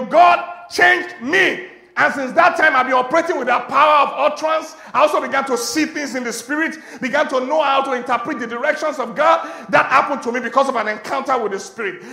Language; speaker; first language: English; non-native, local second language; Yoruba